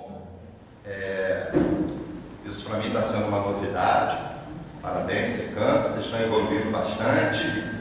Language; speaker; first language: Portuguese; native; Portuguese